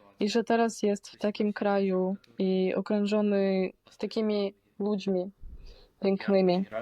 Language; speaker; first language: Polish; non-native, fluent; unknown